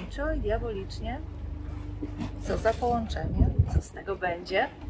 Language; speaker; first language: Polish; native; Polish